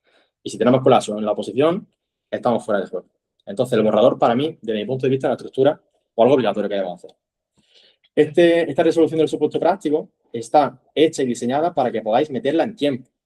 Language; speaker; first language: Spanish; native; Spanish